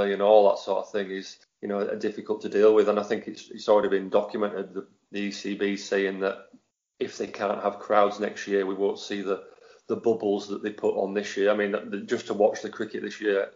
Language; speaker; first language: English; native; English